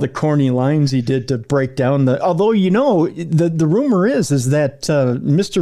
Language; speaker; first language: English; native; English